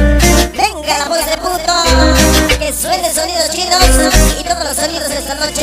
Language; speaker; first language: Spanish; native; Spanish